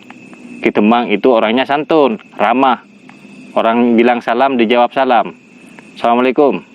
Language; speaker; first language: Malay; non-native, local second language; Madurese